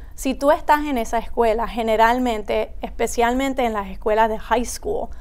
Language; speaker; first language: Spanish; early bilingual, heritage; Spanish